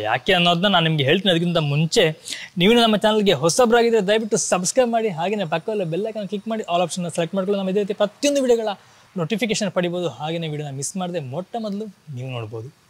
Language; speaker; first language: Kannada; non-native, local second language; Tulu